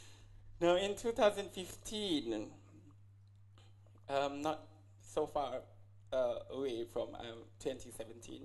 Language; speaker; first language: English; non-native, local second language; Malay